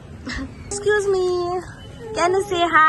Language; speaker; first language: English; non-native, learner; Nepali